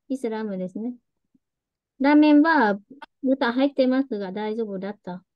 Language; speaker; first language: Japanese; non-native, fluent; Vietnamese